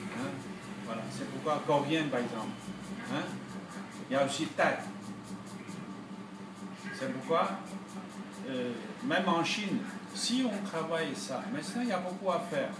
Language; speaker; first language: French; non-native, fluent; Chinese